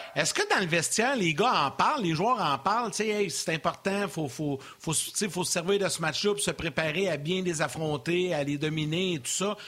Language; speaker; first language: French; native; French